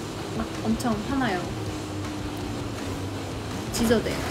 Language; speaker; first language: Korean; non-native, fluent; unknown